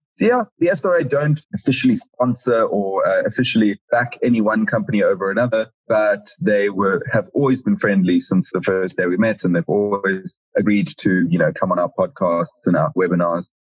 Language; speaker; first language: English; native; English